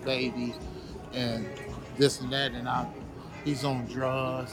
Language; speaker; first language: English; native; English